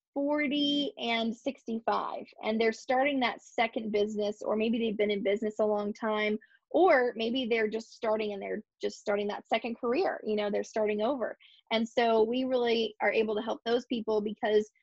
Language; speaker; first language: English; native; English